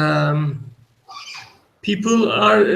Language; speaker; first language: English; non-native, learner; Turkish